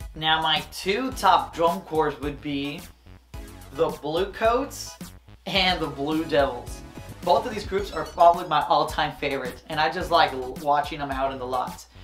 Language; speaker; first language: English; native; English